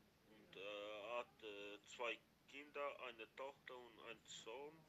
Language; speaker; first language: German; non-native, learner; Macedonian